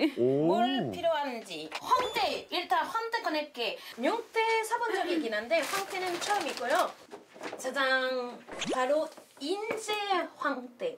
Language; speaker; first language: Korean; non-native, fluent; French